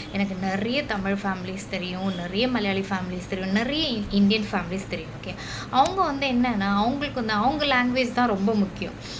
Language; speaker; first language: Tamil; non-native, local second language; Malayalam